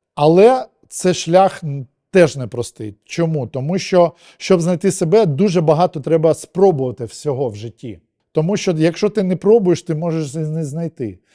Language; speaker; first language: Ukrainian; non-native, local second language; Russian